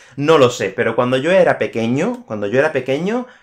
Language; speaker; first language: Spanish; native; Spanish